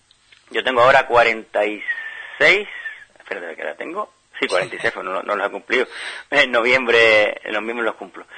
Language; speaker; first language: Spanish; native; Spanish